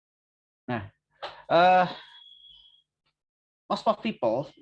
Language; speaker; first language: English; non-native, learner; Indonesian